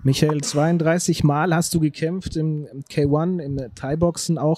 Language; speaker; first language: German; native; German